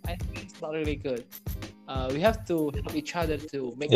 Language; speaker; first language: English; non-native, learner; Indonesian